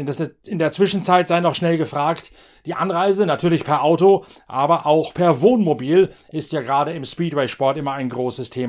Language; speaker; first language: German; native; German